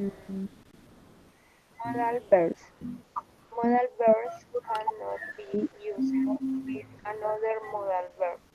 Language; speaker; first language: English; non-native, learner; Spanish